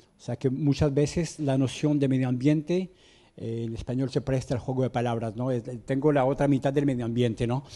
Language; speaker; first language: Spanish; non-native, fluent; French